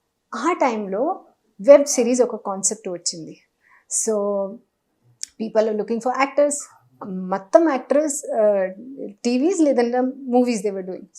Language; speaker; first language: Telugu; non-native, fluent; Hindi